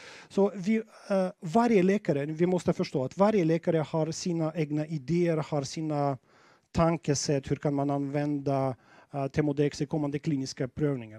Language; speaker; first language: Swedish; non-native, fluent; Russian